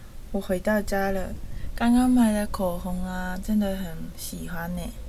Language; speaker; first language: Chinese; early bilingual, heritage; Chinese